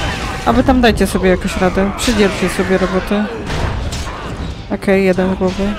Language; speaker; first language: Polish; native; Polish